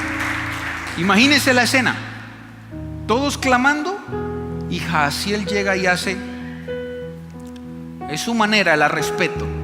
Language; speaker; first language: Spanish; native; Spanish